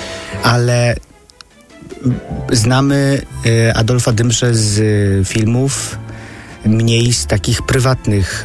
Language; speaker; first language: Polish; native; Polish